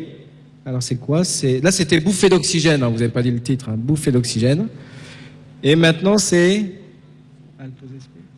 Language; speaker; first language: French; native; French